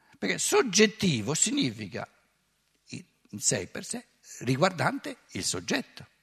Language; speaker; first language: Italian; native; Italian